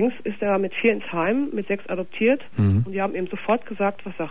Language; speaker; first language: German; native; German